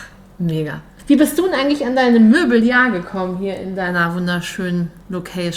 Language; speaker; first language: German; native; German